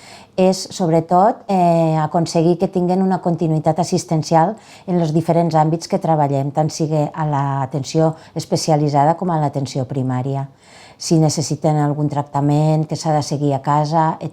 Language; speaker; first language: Catalan; native; Catalan